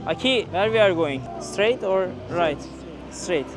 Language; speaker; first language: English; non-native, learner; Turkish